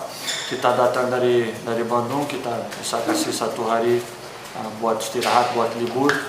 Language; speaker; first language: Indonesian; non-native, fluent; Portuguese